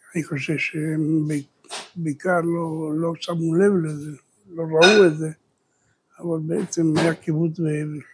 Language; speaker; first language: Hebrew; early bilingual, other home language; Spanish